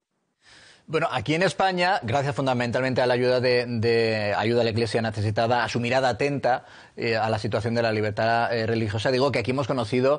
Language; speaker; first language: Spanish; native; Spanish